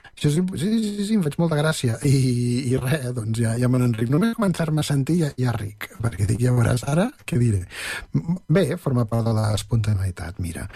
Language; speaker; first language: Catalan; native; Catalan